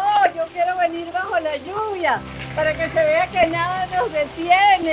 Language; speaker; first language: Spanish; native; Spanish